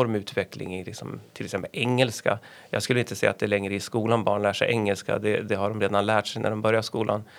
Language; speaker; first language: Swedish; native; Swedish